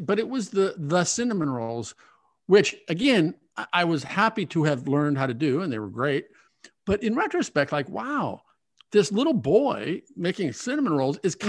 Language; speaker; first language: English; native; English